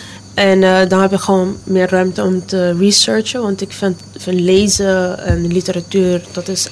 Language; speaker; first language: Dutch; non-native, local second language; Papiamento